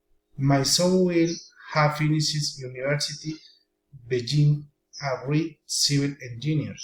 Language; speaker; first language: English; non-native, learner; Spanish